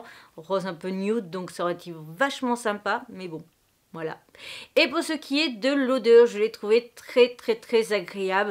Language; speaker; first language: French; native; French